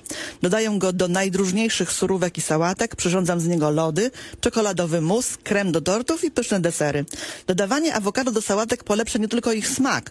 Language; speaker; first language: Polish; native; Polish